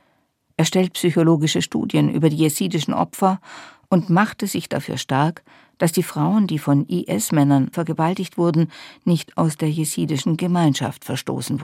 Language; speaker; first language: German; native; German